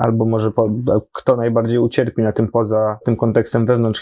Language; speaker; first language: Polish; native; Polish